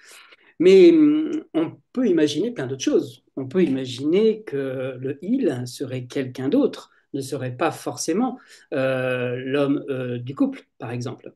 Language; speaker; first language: French; native; French